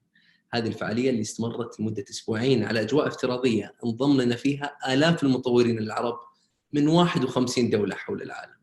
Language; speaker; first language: Arabic; native; Arabic